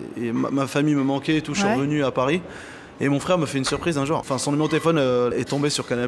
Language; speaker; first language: French; early bilingual, other home language; Arabic